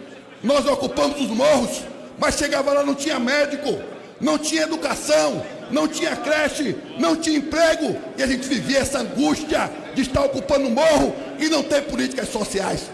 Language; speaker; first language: Portuguese; native; Portuguese